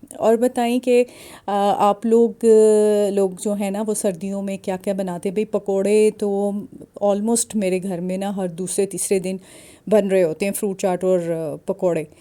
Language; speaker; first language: Urdu; non-native, local second language; Punjabi